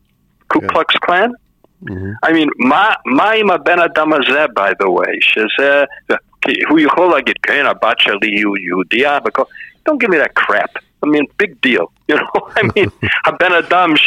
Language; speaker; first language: Hebrew; non-native, fluent; English